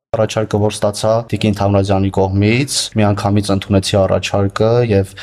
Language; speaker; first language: Armenian; native; Armenian